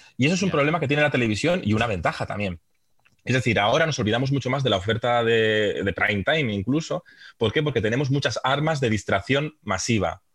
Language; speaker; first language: Spanish; native; Spanish